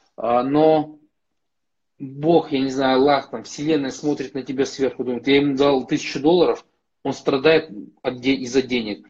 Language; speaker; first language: Russian; native; Russian